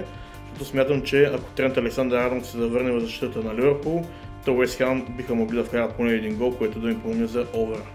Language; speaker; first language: Bulgarian; native; Bulgarian